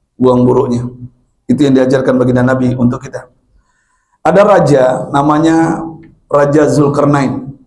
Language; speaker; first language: Indonesian; non-native, local second language; Minangkabau